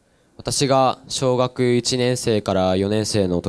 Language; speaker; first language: Japanese; non-native, learner; English